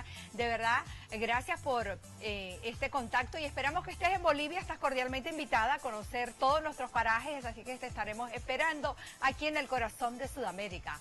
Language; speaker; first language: Spanish; native; Spanish